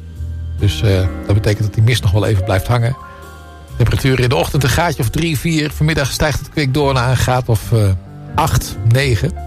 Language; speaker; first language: Dutch; native; Dutch